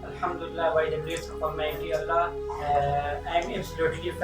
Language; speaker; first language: English; non-native, learner; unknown